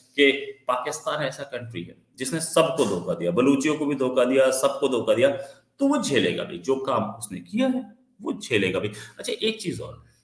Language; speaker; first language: Hindi; native; Hindi